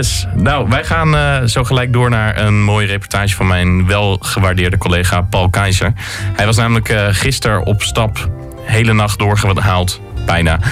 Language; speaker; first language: Dutch; native; Dutch